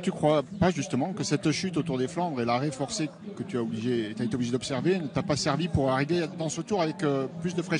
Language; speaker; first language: French; native; French